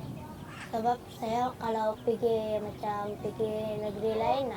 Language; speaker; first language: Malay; non-native, local second language; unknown